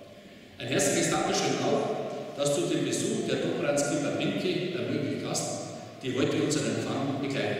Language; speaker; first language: German; native; German